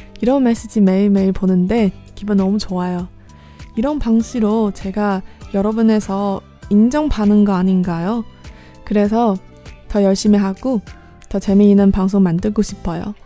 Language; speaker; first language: Korean; non-native, fluent; Chinese